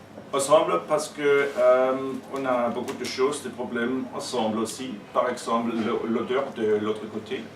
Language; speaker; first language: French; non-native, learner; German